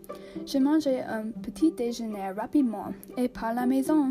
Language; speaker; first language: French; non-native, learner; English